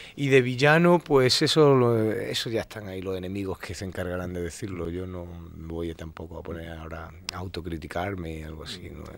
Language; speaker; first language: Spanish; native; Spanish